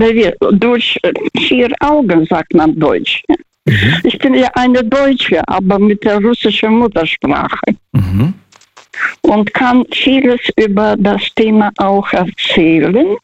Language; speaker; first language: German; non-native, fluent; Russian